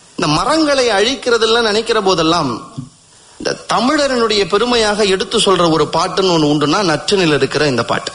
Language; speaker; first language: Tamil; native; Tamil